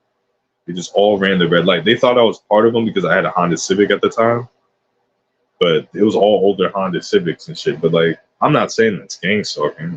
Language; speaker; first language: English; native; English